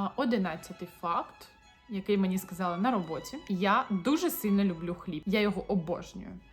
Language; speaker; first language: Ukrainian; non-native, local second language; Russian